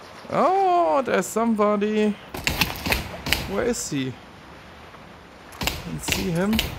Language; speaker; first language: English; non-native, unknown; German